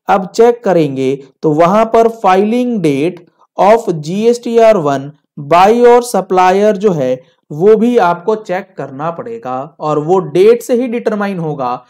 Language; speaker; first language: Hindi; native; Hindi